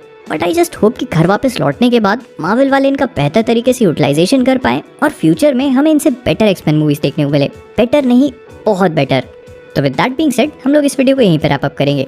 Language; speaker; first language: Hindi; native; Hindi